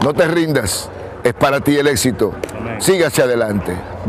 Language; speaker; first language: Spanish; native; Spanish